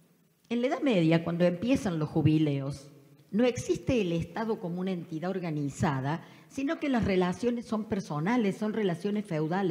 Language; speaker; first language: Spanish; native; Spanish